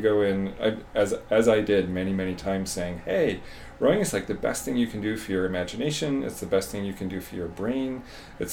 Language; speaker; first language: English; native; English